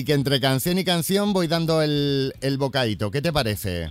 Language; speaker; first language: Spanish; native; Spanish